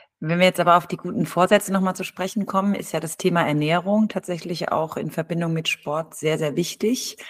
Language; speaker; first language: German; native; German